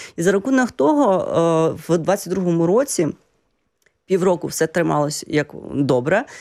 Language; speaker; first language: Ukrainian; native; Ukrainian